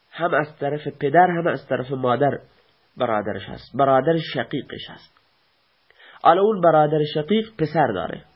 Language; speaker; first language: Persian; non-native, local second language; Baluchi